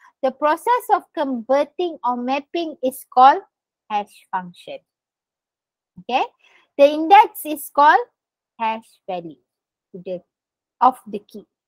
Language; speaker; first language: English; non-native, local second language; Malay